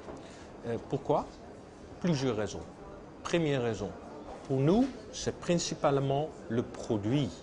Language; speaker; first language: French; non-native, fluent; Dutch